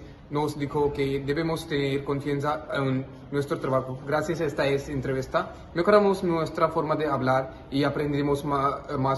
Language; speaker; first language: Spanish; non-native, learner; Hindi